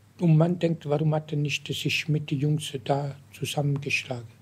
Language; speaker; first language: German; non-native, learner; Italian